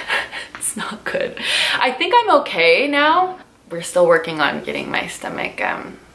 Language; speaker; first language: English; native; English